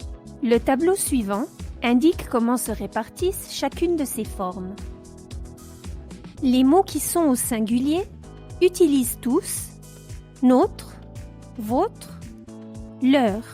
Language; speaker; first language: French; non-native, fluent; Spanish